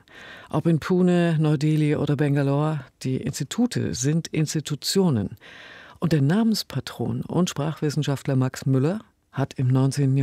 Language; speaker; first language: German; native; German